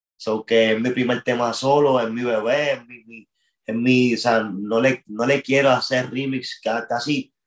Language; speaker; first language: Spanish; native; Spanish